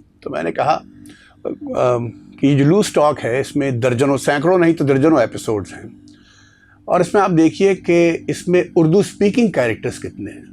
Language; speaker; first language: Urdu; native; Urdu